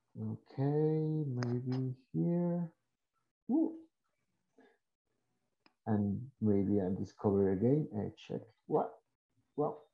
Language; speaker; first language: English; non-native, learner; Spanish